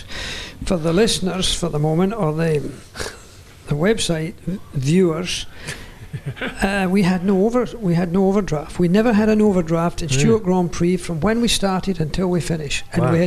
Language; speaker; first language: English; native; English